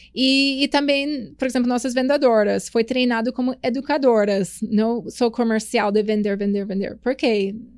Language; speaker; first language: Portuguese; non-native, fluent; English